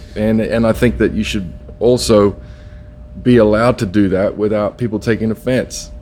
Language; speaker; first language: English; native; English